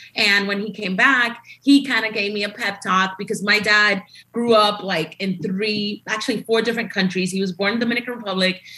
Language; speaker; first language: English; early bilingual, other home language; Spanish